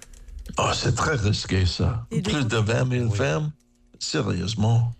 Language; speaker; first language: French; non-native, learner; English